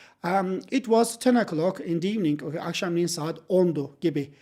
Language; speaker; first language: English; non-native, fluent; Turkish